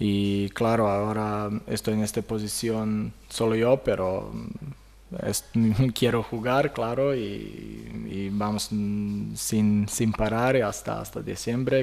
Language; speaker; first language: Spanish; non-native, learner; Serbian